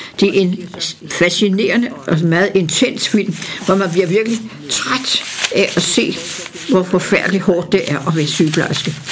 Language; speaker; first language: Danish; native; Danish